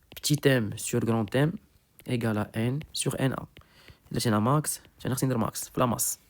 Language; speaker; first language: French; non-native, local second language; Arabic